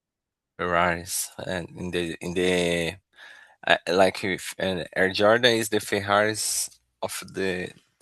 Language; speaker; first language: English; non-native, learner; Portuguese